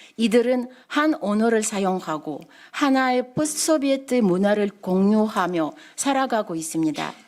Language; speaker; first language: Korean; non-native, fluent; Russian